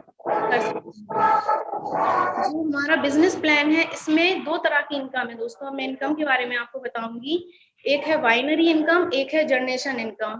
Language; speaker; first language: Hindi; native; Hindi